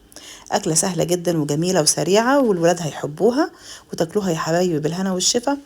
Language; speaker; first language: Arabic; native; Arabic